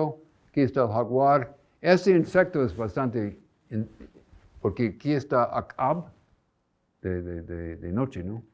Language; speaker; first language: Spanish; non-native, fluent; English